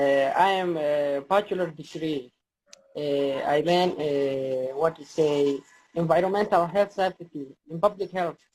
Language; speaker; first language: English; non-native, learner; Somali